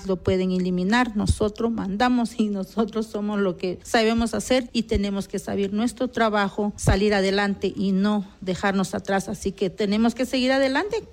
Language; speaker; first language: Spanish; non-native, local second language; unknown